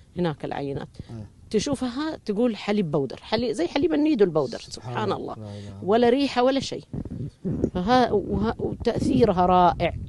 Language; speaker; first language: Arabic; native; Arabic